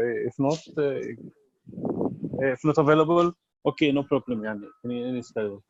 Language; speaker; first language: English; non-native, learner; Arabic